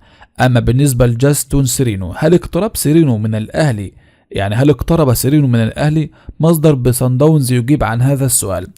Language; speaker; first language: Arabic; native; Arabic